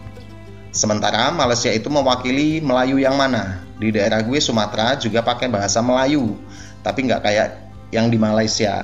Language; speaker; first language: Indonesian; native; Indonesian